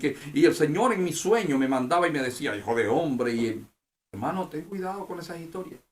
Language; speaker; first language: Spanish; native; Spanish